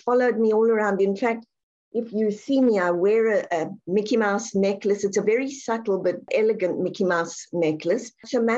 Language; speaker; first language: English; native; English